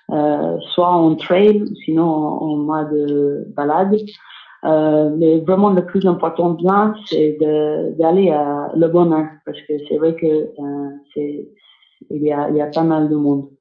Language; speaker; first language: French; non-native, fluent; English